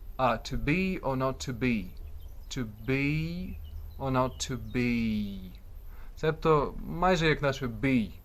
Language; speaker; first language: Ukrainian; native; Ukrainian